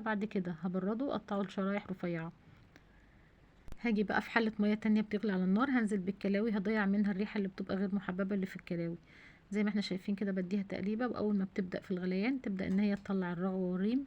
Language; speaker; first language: Arabic; native; Arabic